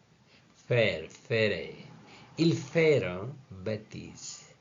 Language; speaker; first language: French; non-native, learner; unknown